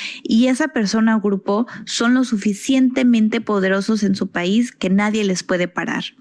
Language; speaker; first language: Spanish; native; Spanish